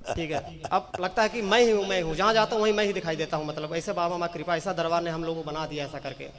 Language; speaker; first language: Hindi; native; Hindi